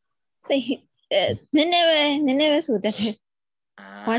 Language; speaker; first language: Korean; non-native, learner; Burmese